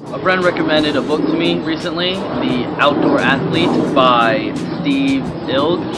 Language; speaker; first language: English; native; English